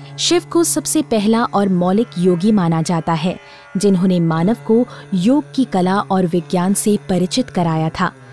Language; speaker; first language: Hindi; native; Hindi